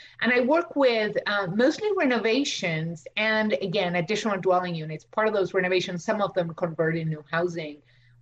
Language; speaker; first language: English; non-native, fluent; Spanish